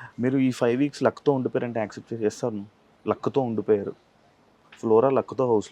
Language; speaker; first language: Telugu; native; Telugu